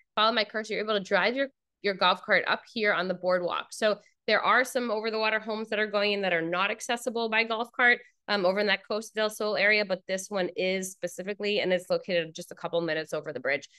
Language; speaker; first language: English; native; English